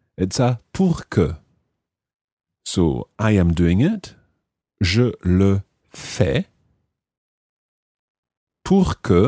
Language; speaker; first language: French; non-native, fluent; English